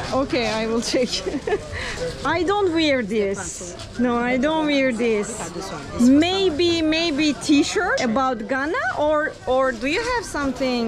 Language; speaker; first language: English; non-native, learner; Turkish